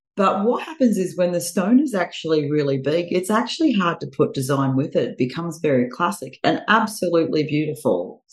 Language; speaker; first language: English; native; English